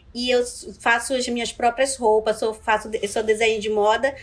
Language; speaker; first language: Portuguese; non-native, local second language; Ticuna